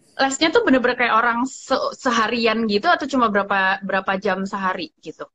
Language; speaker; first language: Indonesian; native; Indonesian